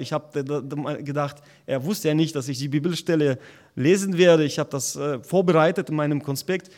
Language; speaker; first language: German; non-native, fluent; Russian